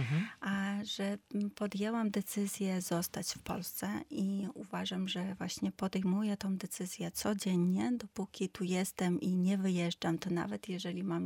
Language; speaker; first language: Polish; non-native, fluent; Ukrainian